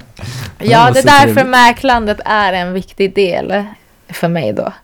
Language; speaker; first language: Swedish; native; Swedish